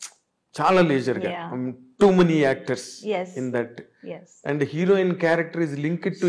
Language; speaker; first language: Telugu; native; Telugu